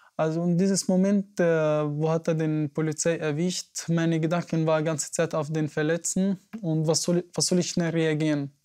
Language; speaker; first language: German; non-native, learner; Arabic